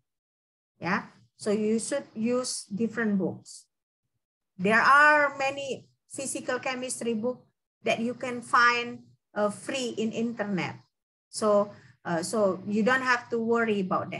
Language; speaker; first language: English; non-native, fluent; Indonesian